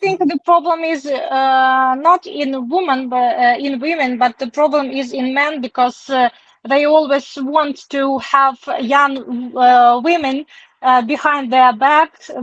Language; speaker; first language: English; non-native, learner; Ukrainian